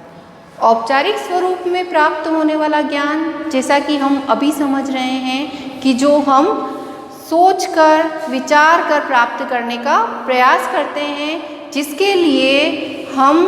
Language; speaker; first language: Hindi; native; Hindi